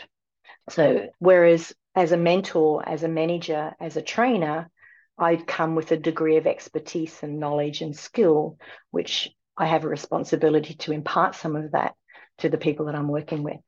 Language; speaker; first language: English; native; English